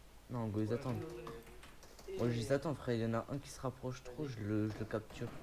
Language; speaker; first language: French; native; French